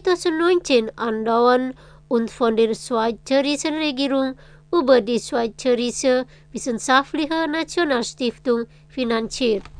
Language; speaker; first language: German; non-native, fluent; Indonesian